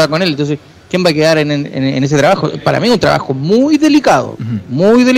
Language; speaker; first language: Spanish; native; Spanish